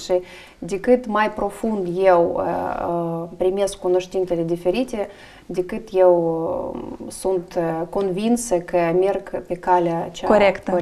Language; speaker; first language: Romanian; non-native, learner; Russian